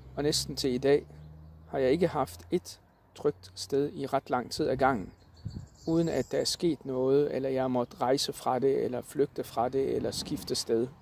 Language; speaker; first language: Danish; early bilingual, other home language; Arabic